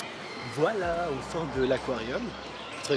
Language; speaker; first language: French; native; French